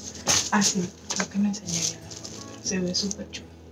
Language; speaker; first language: Spanish; native; Spanish